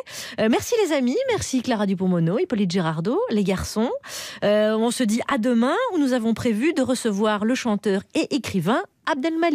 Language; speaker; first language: French; native; French